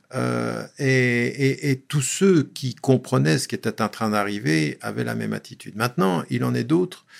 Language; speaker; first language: French; native; French